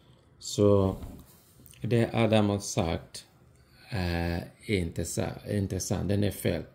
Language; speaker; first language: Swedish; non-native, fluent; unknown